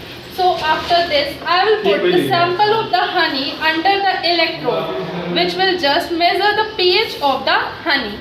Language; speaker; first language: English; non-native, local second language; Hindi